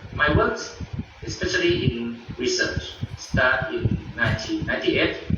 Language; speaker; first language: English; non-native, learner; Thai